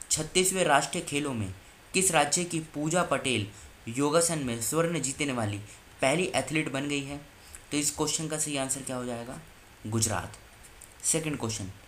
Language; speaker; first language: Hindi; native; Hindi